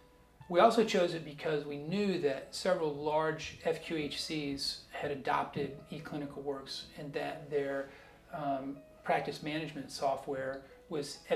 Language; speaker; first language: English; native; English